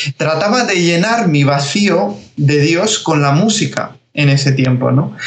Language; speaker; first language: Spanish; early bilingual, other home language; Georgian